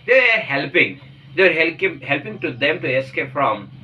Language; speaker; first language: English; non-native, local second language; Marathi